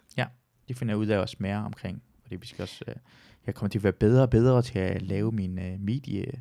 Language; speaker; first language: Danish; non-native, fluent; Persian